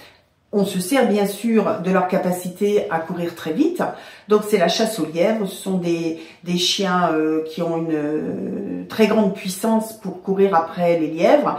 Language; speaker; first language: French; native; French